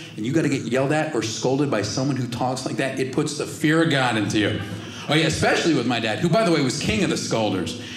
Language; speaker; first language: English; native; English